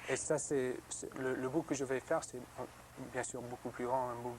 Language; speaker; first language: French; non-native, learner; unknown